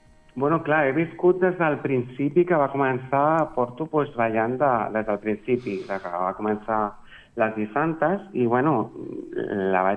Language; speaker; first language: Catalan; non-native, local second language; Spanish